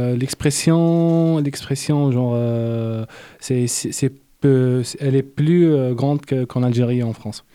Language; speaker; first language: French; non-native, local second language; Arabic